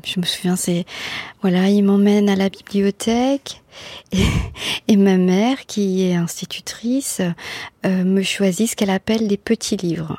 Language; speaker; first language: French; non-native, local second language; Morisyen